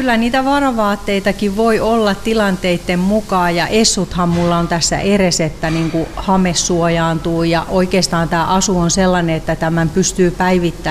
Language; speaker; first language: Finnish; native; Finnish